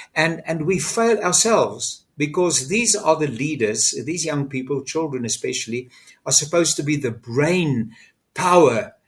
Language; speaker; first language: English; non-native, local second language; Afrikaans